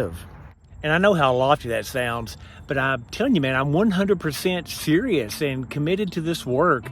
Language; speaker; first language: English; native; English